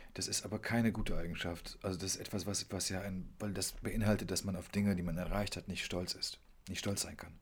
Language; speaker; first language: German; early bilingual, other home language; Polish